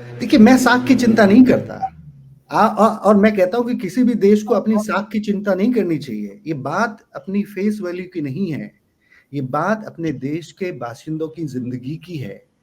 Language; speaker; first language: Hindi; native; Hindi